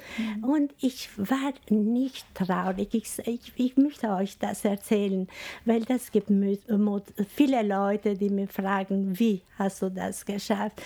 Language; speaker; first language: German; non-native, fluent; Albanian